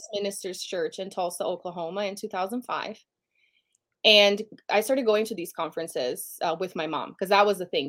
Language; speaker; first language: English; non-native, fluent; Portuguese